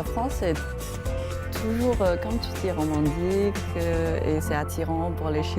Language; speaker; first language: French; non-native, fluent; Chinese